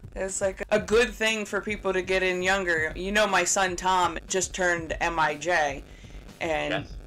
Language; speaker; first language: English; native; English